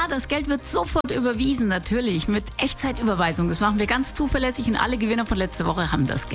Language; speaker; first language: German; native; German